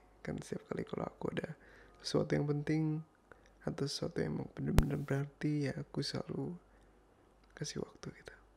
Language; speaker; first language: Indonesian; early bilingual, heritage; Indonesian